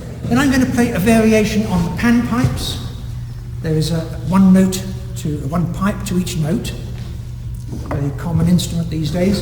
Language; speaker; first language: English; native; English